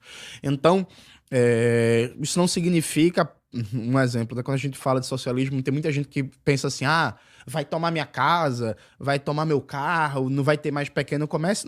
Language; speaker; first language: Portuguese; native; Portuguese